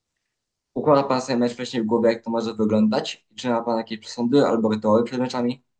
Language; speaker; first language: Polish; native; Polish